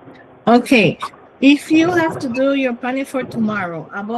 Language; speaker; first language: English; non-native, learner; Spanish